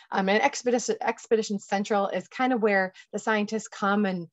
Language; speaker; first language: English; native; English